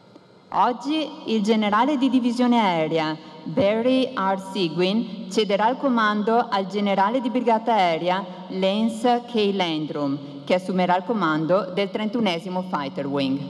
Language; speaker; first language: Italian; native; Italian